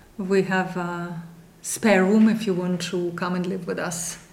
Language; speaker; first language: English; non-native, fluent; Russian